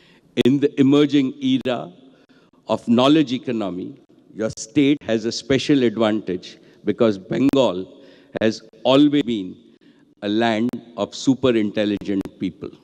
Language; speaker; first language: English; non-native, local second language; Gujarati